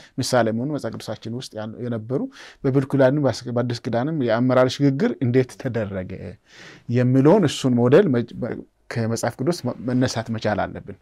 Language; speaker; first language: Amharic; non-native, local second language; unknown